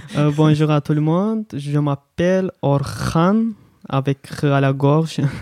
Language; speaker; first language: French; non-native, learner; Azerbaijani